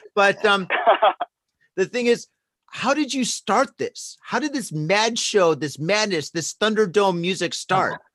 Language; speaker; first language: English; native; English